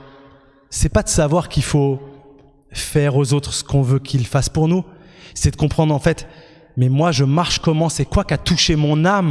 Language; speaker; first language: French; native; French